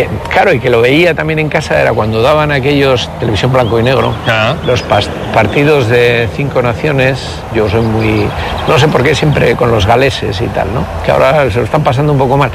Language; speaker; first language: Spanish; native; Spanish